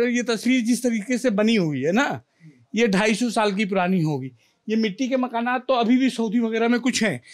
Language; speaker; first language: Hindi; native; Hindi